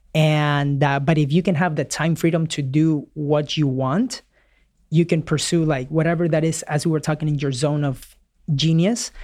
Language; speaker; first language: English; early bilingual, other home language; Spanish